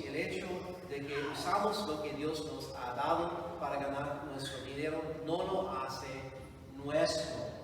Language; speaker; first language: Spanish; non-native, fluent; English